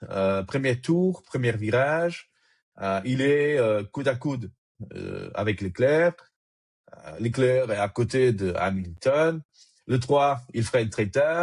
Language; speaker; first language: French; native; French